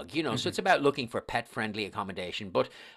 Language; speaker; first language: English; native; English